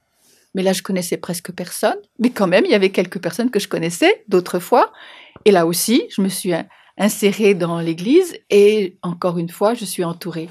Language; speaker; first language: French; native; French